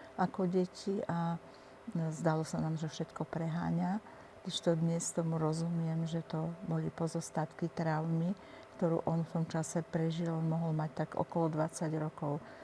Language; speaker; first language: Slovak; native; Slovak